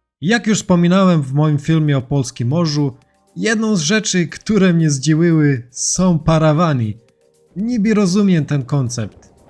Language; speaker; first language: Polish; non-native, fluent; Serbian